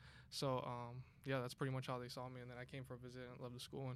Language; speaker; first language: English; native; English